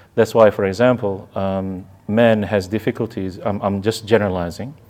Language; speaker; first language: English; non-native, fluent; Indonesian